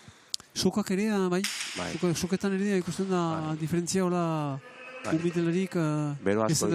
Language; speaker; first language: Basque; native; Basque